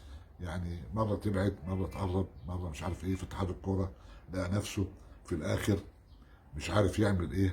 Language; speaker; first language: Arabic; native; Arabic